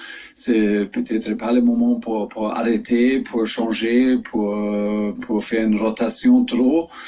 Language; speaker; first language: French; non-native, fluent; German